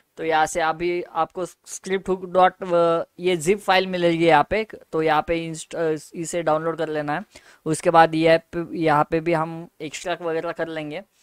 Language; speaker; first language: Hindi; native; Hindi